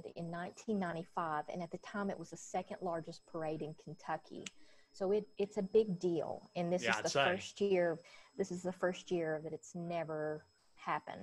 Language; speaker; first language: English; native; English